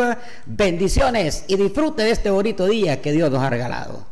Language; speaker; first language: Spanish; native; Spanish